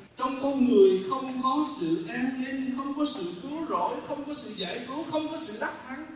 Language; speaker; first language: Vietnamese; early bilingual, heritage; Vietnamese